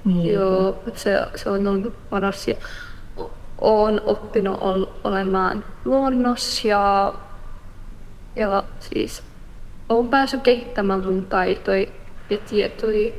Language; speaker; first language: Finnish; non-native, fluent; Persian